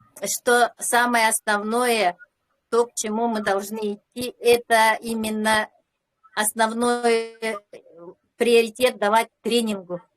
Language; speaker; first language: Russian; native; Russian